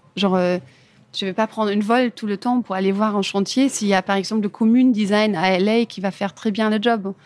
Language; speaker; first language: French; non-native, fluent; German